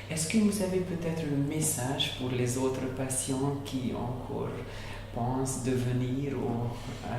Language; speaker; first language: French; non-native, learner; Hungarian